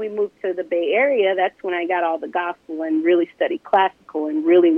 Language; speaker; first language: English; native; English